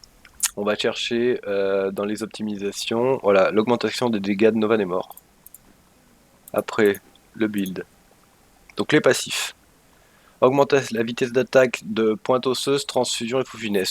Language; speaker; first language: French; native; French